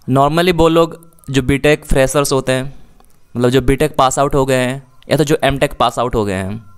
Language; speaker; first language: Hindi; native; Hindi